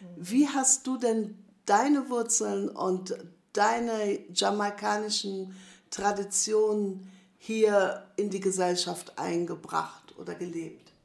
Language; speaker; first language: German; native; German